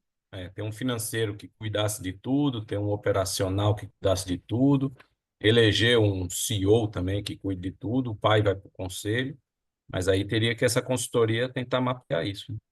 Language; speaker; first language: Portuguese; native; Portuguese